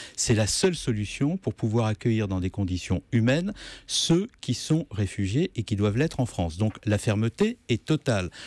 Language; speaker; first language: French; native; French